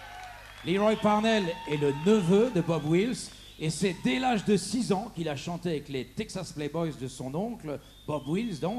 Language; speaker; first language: French; native; French